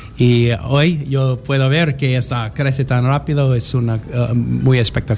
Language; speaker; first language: Spanish; non-native, learner; English